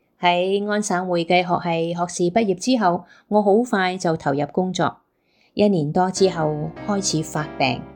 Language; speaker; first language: Chinese; non-native, local second language; Cantonese